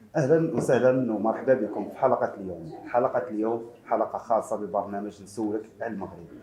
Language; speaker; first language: Arabic; native; Arabic